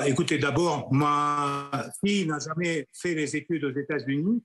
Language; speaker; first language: French; non-native, fluent; Russian